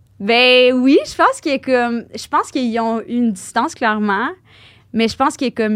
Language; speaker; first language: French; native; French